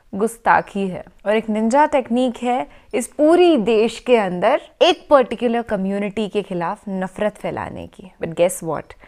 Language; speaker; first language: Hindi; native; Hindi